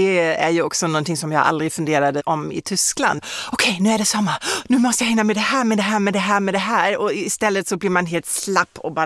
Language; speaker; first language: Swedish; non-native, fluent; German